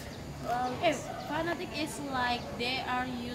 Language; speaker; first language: English; non-native, learner; Indonesian